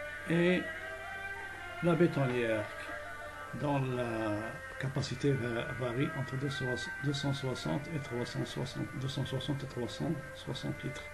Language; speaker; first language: French; non-native, local second language; Arabic